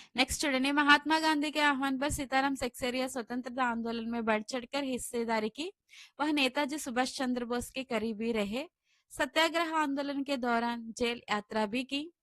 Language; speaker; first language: Hindi; non-native, local second language; Telugu